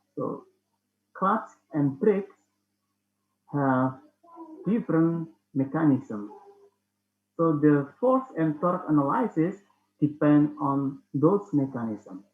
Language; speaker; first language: English; non-native, fluent; Indonesian